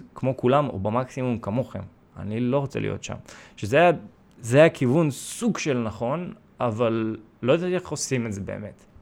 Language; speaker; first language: Hebrew; early bilingual, other home language; Russian